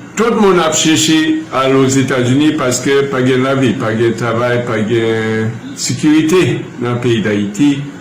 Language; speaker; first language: Haitian Creole; non-native, fluent; English